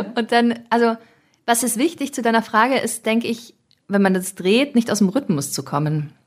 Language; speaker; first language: German; early bilingual, other home language; English